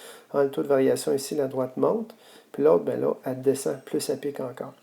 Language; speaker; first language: French; native; French